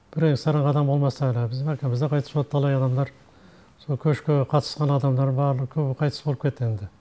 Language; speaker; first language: Kazakh; early bilingual, heritage; Kazakh